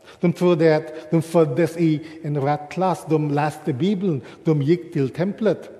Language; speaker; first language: Swedish; non-native, fluent; English